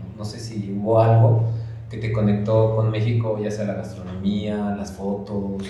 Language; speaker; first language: Spanish; native; Spanish